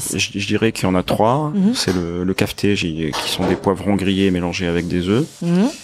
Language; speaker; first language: French; non-native, local second language; Arabic